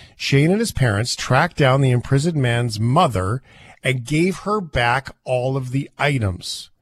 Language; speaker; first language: English; native; English